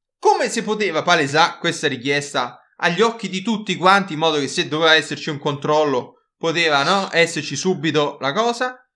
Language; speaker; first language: Italian; native; Italian